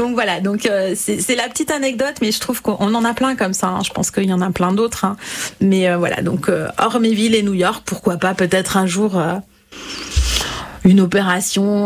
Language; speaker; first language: French; native; French